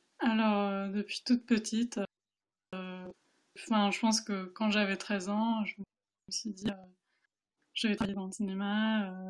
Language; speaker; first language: French; early bilingual, other home language; Spanish